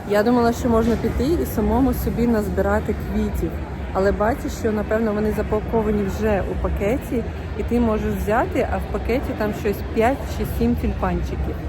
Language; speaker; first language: Ukrainian; native; Ukrainian